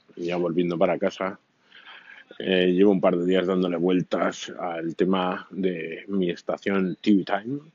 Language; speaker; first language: Spanish; native; Spanish